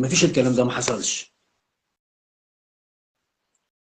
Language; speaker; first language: Arabic; native; Arabic